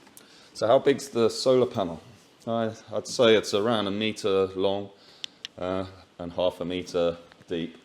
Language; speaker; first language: English; native; English